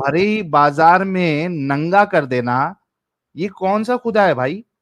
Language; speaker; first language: Hindi; native; Hindi